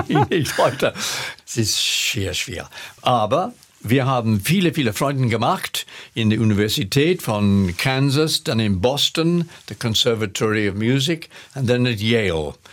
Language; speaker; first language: German; non-native, learner; English